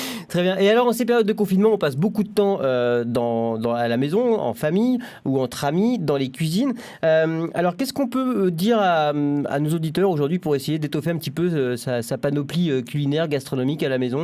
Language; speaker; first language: French; native; French